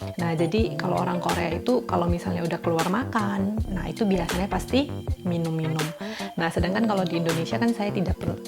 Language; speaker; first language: Indonesian; native; Indonesian